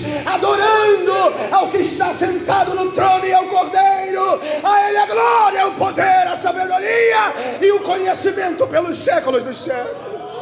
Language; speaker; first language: Portuguese; native; Portuguese